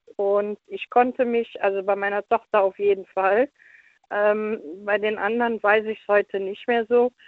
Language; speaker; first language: German; native; German